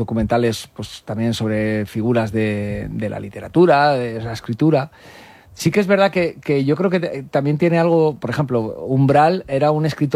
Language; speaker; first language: Spanish; native; Spanish